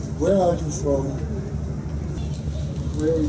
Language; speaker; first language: English; non-native, learner; French